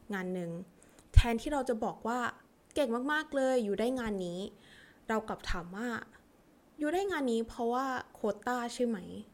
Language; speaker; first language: Thai; early bilingual, heritage; Thai